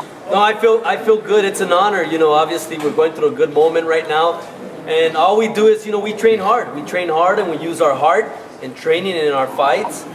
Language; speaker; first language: English; early bilingual, other home language; Spanish